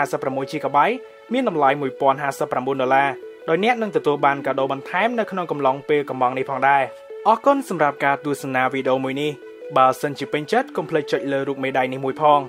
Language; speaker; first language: Khmer; native; Khmer